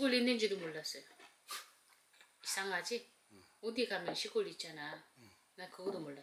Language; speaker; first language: Korean; non-native, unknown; Uzbek